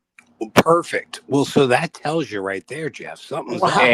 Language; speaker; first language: English; native; English